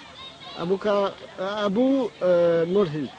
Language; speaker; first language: Arabic; non-native, learner; French